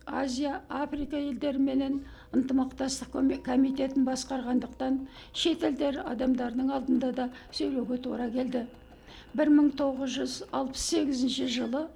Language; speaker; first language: Kazakh; native; Kazakh